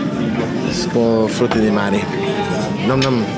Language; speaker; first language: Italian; non-native, learner; Spanish